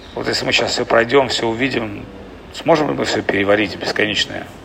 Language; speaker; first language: Russian; native; Russian